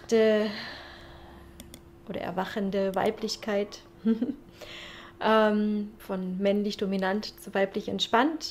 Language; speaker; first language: German; native; German